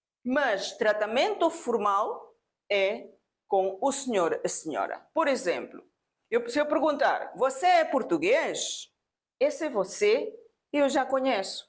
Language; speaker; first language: Portuguese; non-native, fluent; Spanish